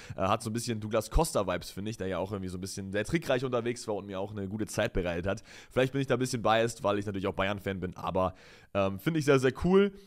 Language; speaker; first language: German; native; German